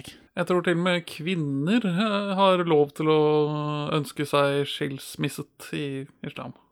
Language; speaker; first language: Norwegian; native; Norwegian